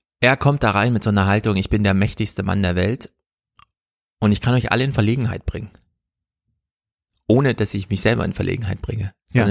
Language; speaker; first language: German; native; German